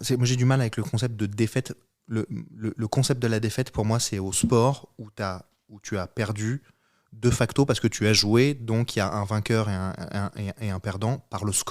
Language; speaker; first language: French; native; French